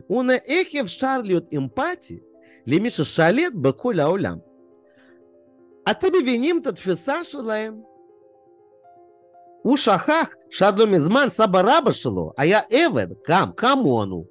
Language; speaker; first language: Hebrew; non-native, fluent; Russian